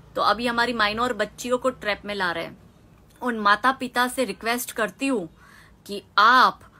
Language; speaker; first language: Hindi; non-native, local second language; Gujarati